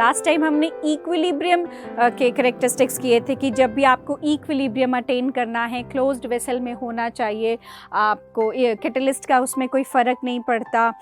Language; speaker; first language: Hindi; native; Hindi